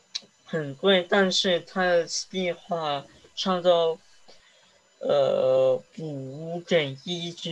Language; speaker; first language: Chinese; early bilingual, heritage; Chinese